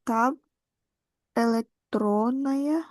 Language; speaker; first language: Russian; non-native, learner; Indonesian